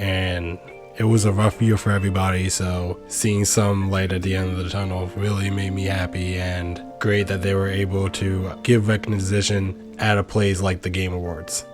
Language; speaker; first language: English; native; English